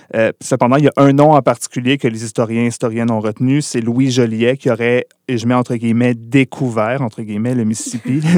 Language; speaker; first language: French; native; French